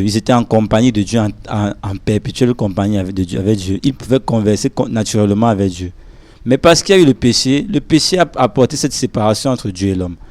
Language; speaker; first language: French; non-native, local second language; Lingala